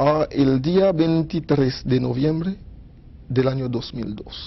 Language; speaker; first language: Spanish; non-native, fluent; Haitian Creole